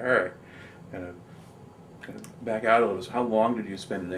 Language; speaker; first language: English; native; English